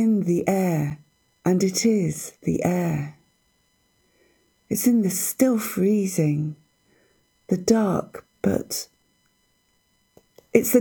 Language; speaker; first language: English; native; English